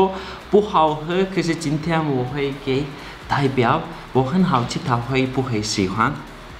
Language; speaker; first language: Chinese; non-native, learner; Turkish